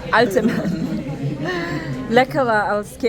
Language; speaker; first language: German; non-native, learner; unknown